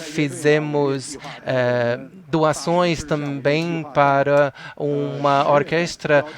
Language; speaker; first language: Portuguese; non-native, fluent; Chinese